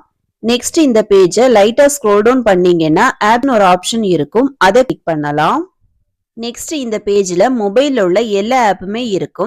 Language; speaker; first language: Tamil; native; Tamil